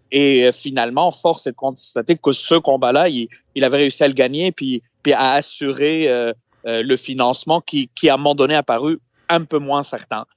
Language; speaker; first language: French; non-native, local second language; Arabic